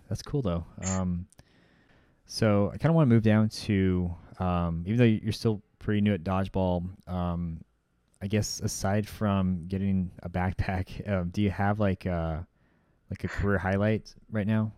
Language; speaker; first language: English; native; English